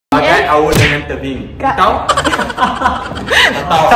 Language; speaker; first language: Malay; non-native, local second language; Chinese